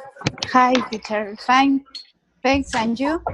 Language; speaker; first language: English; non-native, learner; Spanish